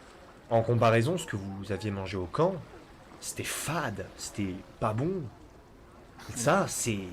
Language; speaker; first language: French; native; French